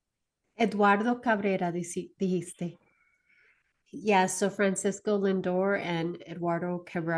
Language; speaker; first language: Spanish; early bilingual, heritage; Spanish